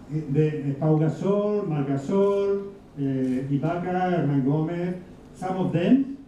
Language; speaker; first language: English; non-native, fluent; Spanish